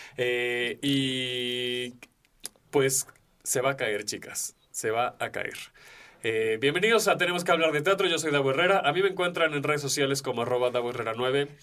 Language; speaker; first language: Spanish; native; Spanish